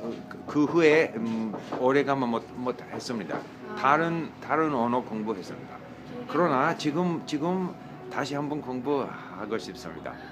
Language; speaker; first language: Korean; non-native, learner; English